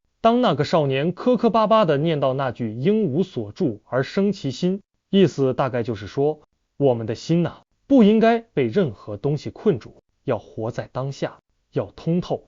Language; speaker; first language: Chinese; native; Chinese